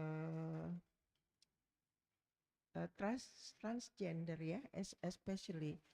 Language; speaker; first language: English; non-native, learner; Indonesian